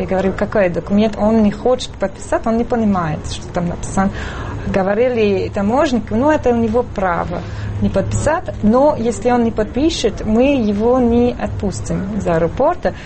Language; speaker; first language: Russian; non-native, fluent; French